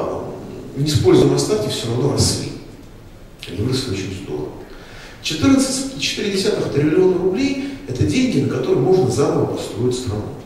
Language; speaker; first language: Russian; native; Russian